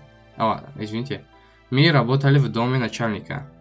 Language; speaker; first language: Russian; non-native, local second language; Tajik